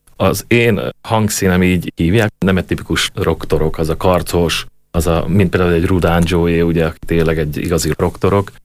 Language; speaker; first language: Hungarian; native; Hungarian